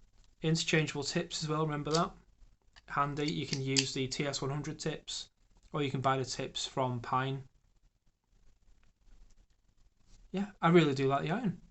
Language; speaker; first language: English; native; English